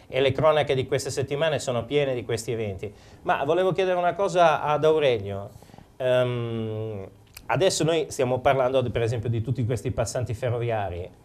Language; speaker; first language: Italian; native; Italian